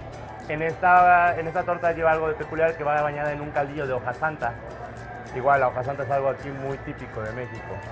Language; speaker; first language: Spanish; native; Spanish